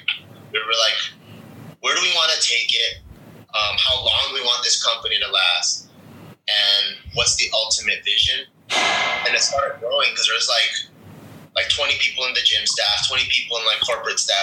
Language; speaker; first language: English; native; English